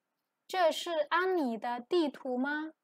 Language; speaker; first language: Chinese; non-native, fluent; Indonesian